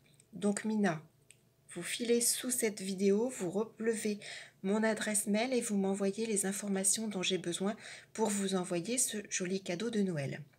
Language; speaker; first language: French; native; French